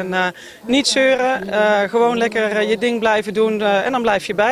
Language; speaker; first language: Dutch; native; Dutch